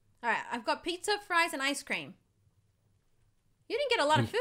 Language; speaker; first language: English; native; English